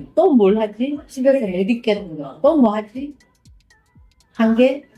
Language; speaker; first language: Korean; native; Korean